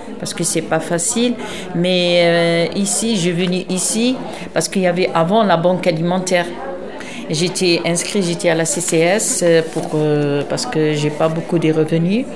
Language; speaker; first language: French; non-native, local second language; Arabic